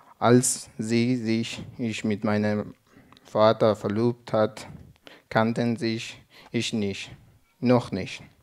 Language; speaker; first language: German; non-native, learner; Persian